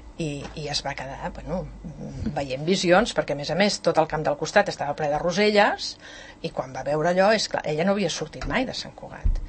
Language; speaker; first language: Catalan; native; Catalan